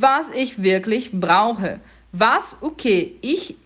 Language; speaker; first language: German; non-native, fluent; Portuguese